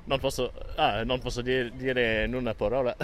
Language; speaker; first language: Italian; non-native, learner; English